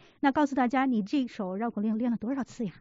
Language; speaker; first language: Chinese; native; Chinese